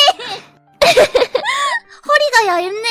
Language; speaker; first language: Japanese; non-native, learner; Korean